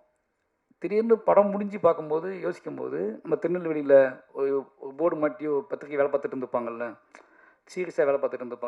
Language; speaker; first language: Tamil; native; Tamil